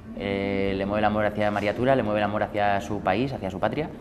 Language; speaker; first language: Spanish; native; Spanish